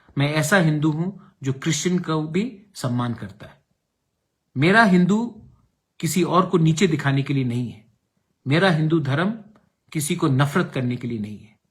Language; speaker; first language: Hindi; non-native, local second language; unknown